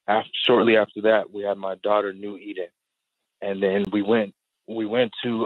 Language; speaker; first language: English; native; English